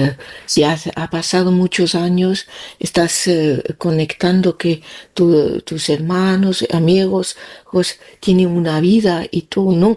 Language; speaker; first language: Spanish; non-native, learner; Danish